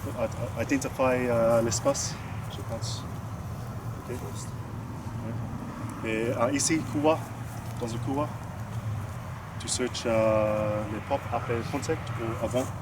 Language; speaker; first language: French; non-native, learner; English